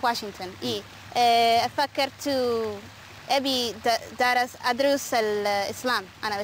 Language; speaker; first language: Arabic; non-native, learner; English